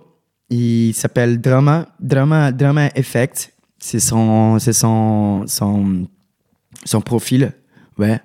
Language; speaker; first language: French; non-native, fluent; Portuguese